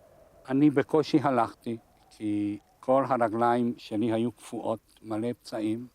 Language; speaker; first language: Hebrew; non-native, fluent; Hungarian